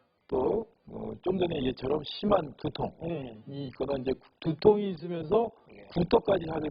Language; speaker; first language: Korean; native; Korean